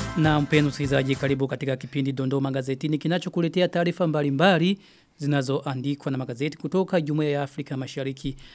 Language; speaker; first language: Swahili; non-native, local second language; Rundi